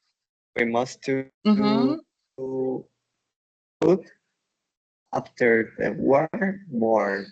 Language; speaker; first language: English; non-native, learner; Spanish